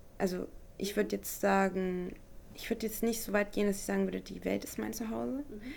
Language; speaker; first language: German; native; German